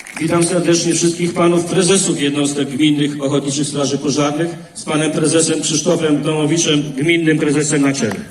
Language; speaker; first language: Polish; native; Polish